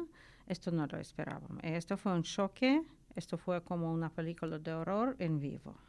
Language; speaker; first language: Spanish; non-native, learner; Ukrainian